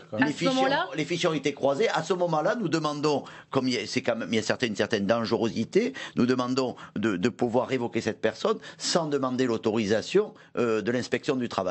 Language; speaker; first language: French; native; French